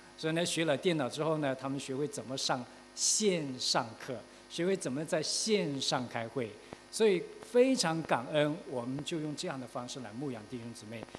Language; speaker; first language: Chinese; native; Chinese